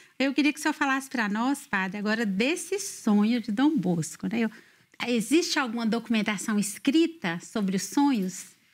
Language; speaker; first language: Portuguese; native; Portuguese